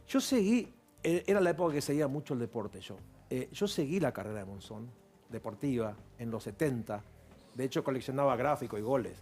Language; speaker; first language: Spanish; native; Spanish